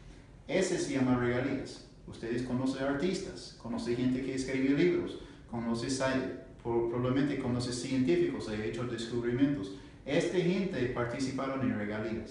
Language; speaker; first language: Spanish; non-native, learner; English